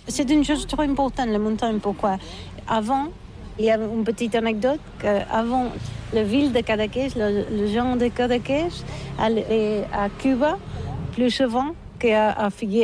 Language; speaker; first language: French; non-native, learner; Catalan